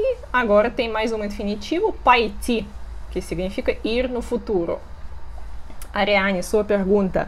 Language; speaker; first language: Portuguese; non-native, fluent; Russian